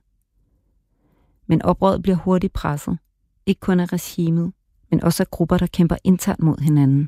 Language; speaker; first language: Danish; native; Danish